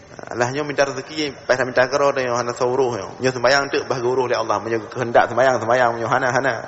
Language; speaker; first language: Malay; non-native, local second language; Achinese